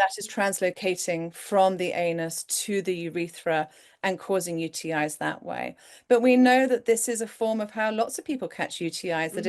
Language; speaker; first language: English; native; English